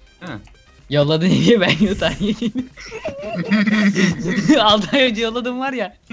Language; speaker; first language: Turkish; native; Turkish